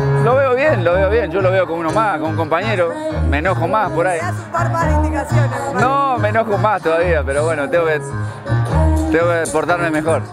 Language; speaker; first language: Spanish; native; Spanish